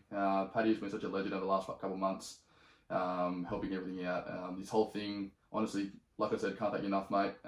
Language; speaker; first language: English; native; English